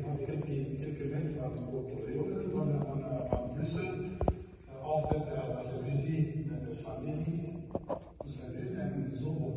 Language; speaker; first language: Dutch; non-native, learner; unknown